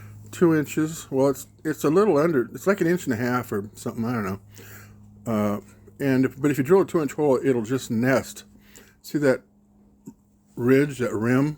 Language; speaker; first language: English; native; English